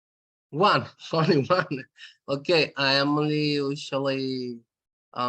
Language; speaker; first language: English; non-native, learner; Spanish